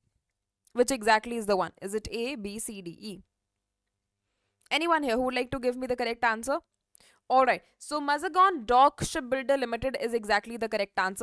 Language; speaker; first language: English; non-native, local second language; Hindi